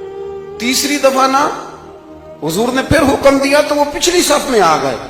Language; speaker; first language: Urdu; non-native, local second language; Punjabi